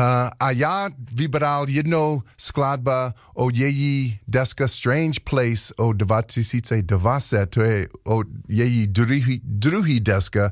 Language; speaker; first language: Czech; non-native, learner; English